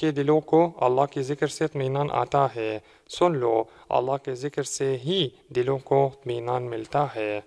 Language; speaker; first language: Urdu; non-native, fluent; Arabic